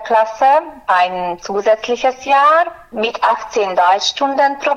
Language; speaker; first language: German; non-native, fluent; Hungarian